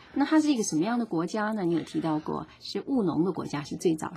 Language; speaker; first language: Chinese; native; Chinese